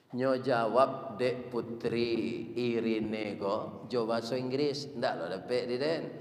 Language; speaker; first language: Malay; non-native, local second language; Minangkabau